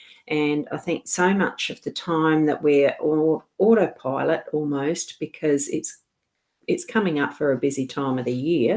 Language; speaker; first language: English; native; English